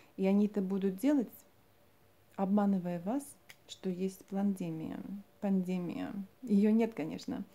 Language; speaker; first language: Russian; non-native, local second language; Latvian